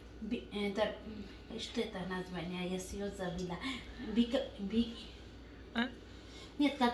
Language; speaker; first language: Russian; non-native, learner; Bangla